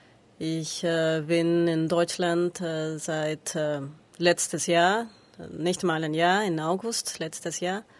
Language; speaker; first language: German; non-native, learner; Spanish